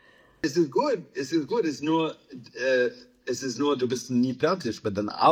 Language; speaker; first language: German; non-native, fluent; English